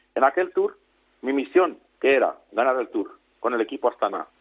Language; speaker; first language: Spanish; non-native, fluent; Dutch